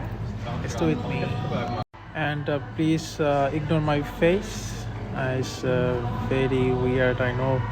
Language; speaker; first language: English; non-native, learner; Bangla